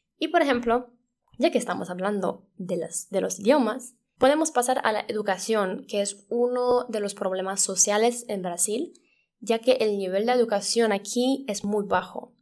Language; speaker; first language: Spanish; non-native, fluent; Polish